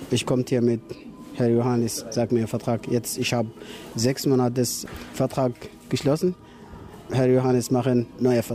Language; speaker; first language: German; non-native, learner; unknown